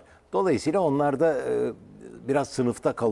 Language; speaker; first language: Turkish; native; Turkish